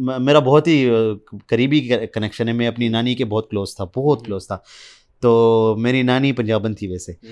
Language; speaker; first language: Urdu; early bilingual, heritage; Urdu